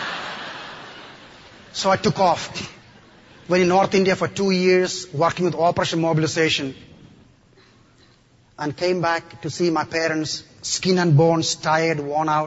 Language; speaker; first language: English; non-native, local second language; Malayalam